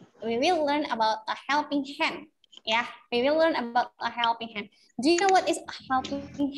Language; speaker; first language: English; non-native, fluent; Indonesian